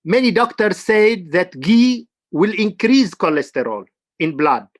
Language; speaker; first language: English; non-native, learner; Arabic